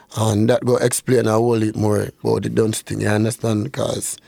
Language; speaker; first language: English; non-native, local second language; Jamaican Creole English